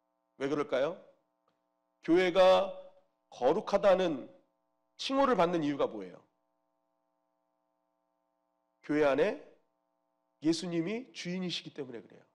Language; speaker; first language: Korean; native; Korean